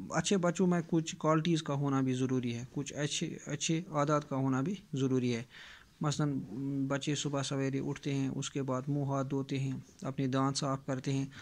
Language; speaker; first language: Urdu; non-native, local second language; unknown